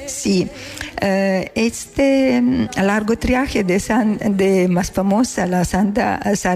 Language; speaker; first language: Spanish; non-native, learner; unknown